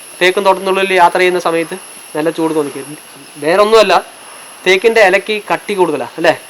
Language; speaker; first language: Malayalam; non-native, local second language; Tamil